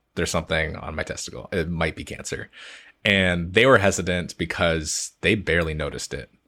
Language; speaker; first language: English; native; English